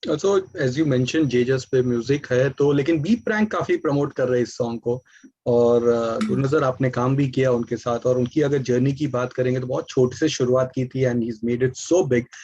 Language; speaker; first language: Hindi; native; Hindi